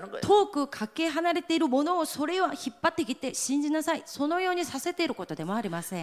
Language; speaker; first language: Japanese; non-native, fluent; Korean